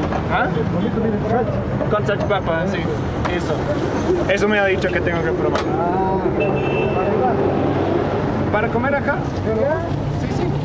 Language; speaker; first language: Spanish; non-native, learner; Danish